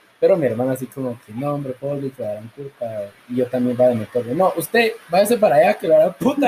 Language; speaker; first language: Spanish; native; Spanish